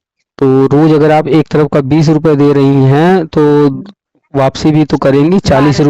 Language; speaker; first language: Hindi; native; Hindi